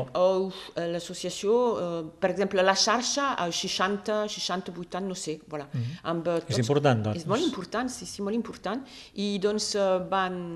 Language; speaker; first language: Catalan; non-native, local second language; French